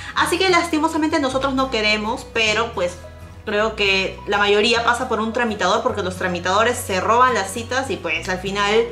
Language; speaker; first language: Spanish; native; Spanish